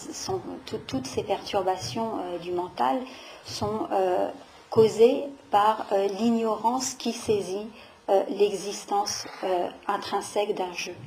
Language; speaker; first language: French; native; French